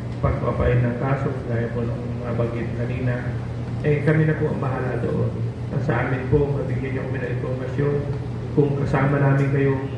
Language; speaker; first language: Filipino; native; Filipino